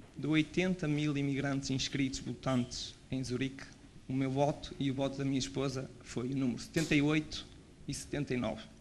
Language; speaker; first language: Portuguese; native; Portuguese